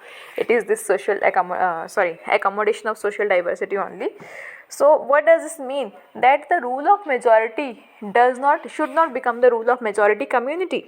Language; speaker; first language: English; non-native, local second language; Hindi